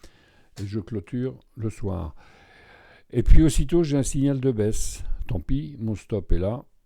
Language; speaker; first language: French; native; French